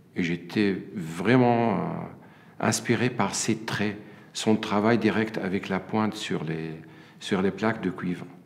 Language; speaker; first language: French; non-native, fluent; Arabic